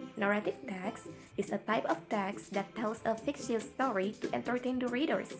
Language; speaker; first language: English; non-native, fluent; Indonesian